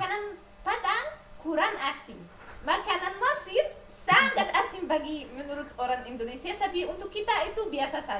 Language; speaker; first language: Indonesian; non-native, learner; Arabic